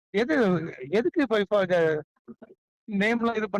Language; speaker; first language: Tamil; native; Tamil